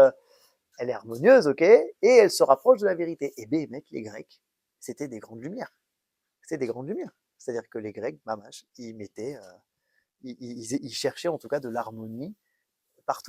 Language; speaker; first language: French; native; French